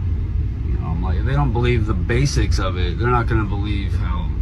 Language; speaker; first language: English; native; English